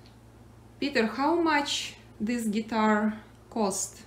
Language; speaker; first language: English; non-native, learner; Russian